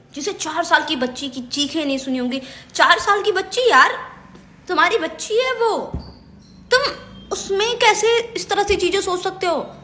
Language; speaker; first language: Hindi; native; Hindi